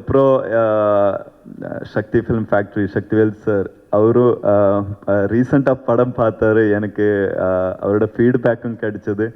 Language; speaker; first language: Tamil; non-native, learner; Kannada